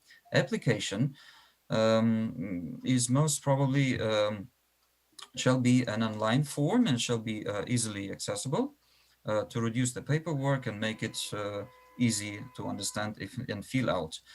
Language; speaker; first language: English; non-native, fluent; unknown